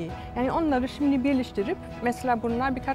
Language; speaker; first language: Turkish; non-native, fluent; German